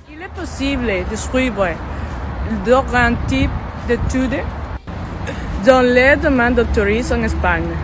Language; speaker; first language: French; non-native, learner; Spanish